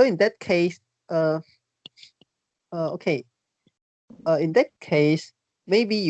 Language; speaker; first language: English; non-native, learner; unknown